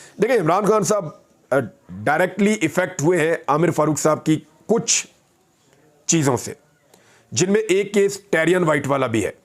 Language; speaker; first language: Urdu; non-native, local second language; Punjabi